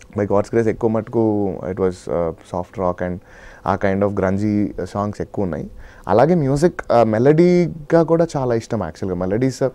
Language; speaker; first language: Telugu; native; Telugu